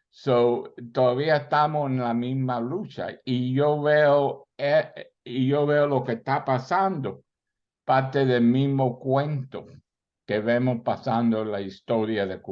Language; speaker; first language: Spanish; early bilingual, heritage; Spanish